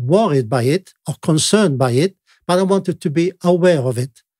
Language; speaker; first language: English; non-native, fluent; Italian